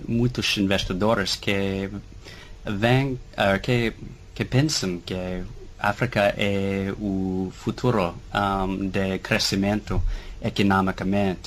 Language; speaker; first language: Portuguese; non-native, fluent; English